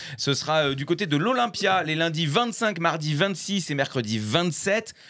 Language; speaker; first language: French; native; French